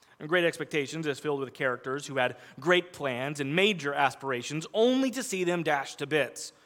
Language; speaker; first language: English; native; English